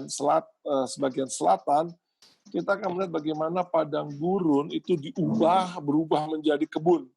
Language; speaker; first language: Indonesian; native; Indonesian